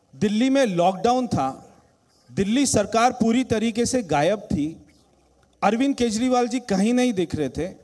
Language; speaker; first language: Hindi; native; Hindi